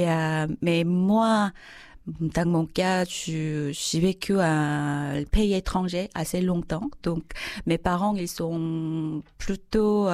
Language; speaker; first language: French; non-native, fluent; Korean